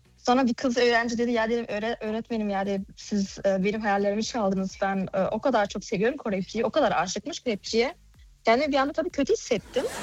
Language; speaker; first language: Turkish; early bilingual, heritage; Turkish